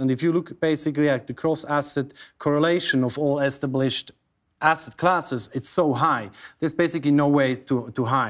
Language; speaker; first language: English; non-native, fluent; German